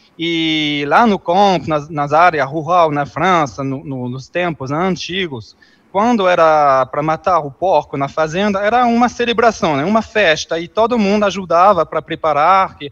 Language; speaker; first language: Portuguese; non-native, fluent; French